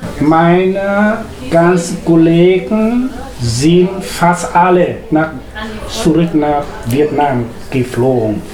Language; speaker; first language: German; non-native, learner; Vietnamese